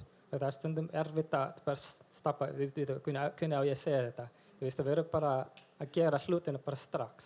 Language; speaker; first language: Icelandic; non-native, fluent; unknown